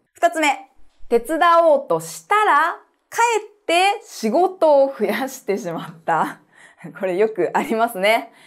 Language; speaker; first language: Japanese; native; Japanese